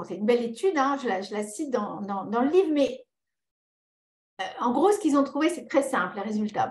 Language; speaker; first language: French; early bilingual, other home language; Spanish